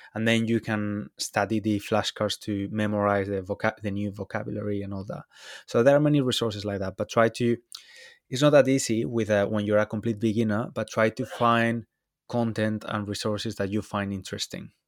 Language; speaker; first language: English; non-native, fluent; Spanish